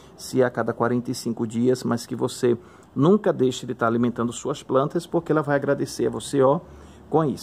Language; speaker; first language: Portuguese; native; Portuguese